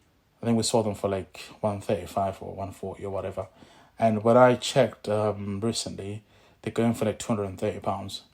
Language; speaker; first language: English; native; English